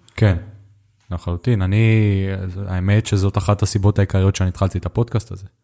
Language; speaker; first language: Hebrew; native; Hebrew